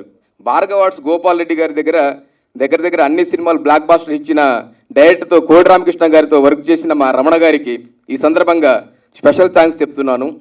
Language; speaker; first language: Telugu; native; Telugu